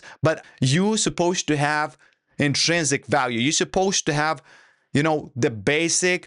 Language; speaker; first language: English; non-native, fluent; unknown